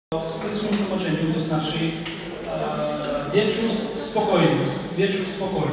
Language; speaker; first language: Polish; non-native, fluent; Georgian